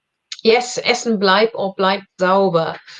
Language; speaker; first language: German; non-native, learner; English